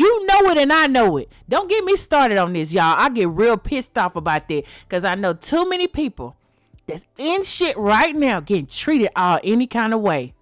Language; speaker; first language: English; native; English